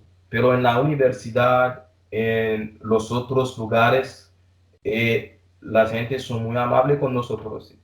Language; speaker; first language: Spanish; non-native, learner; Haitian Creole